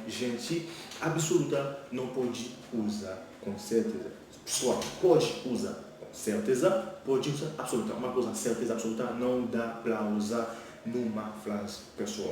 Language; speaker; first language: Portuguese; non-native, learner; Haitian Creole